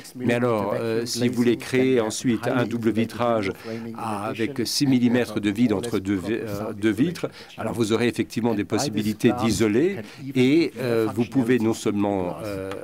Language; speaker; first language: French; non-native, fluent; German